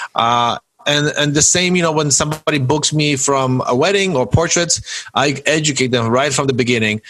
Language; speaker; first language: English; early bilingual, other home language; Polish